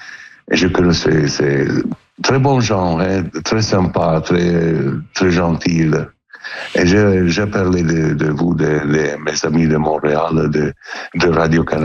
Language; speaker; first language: French; non-native, learner; Italian